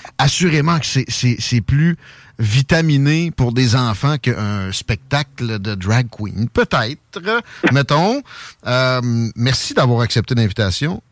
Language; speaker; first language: French; native; French